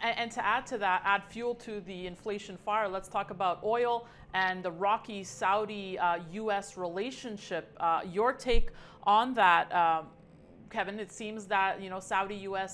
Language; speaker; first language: English; native; English